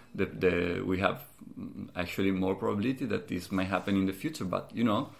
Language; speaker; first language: English; non-native, fluent; Italian